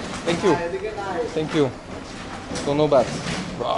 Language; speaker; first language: English; non-native, learner; French